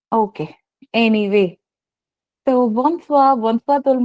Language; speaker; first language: French; non-native, fluent; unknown